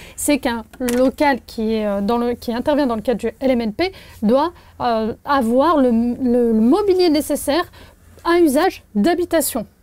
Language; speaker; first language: French; native; French